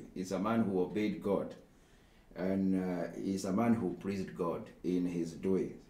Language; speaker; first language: English; non-native, local second language; Swahili